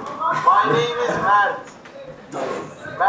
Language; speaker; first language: English; non-native, learner; Turkish